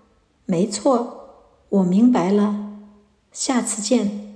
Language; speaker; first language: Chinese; non-native, fluent; Kazakh